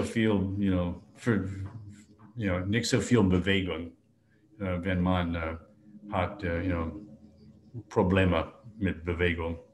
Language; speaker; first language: German; non-native, learner; English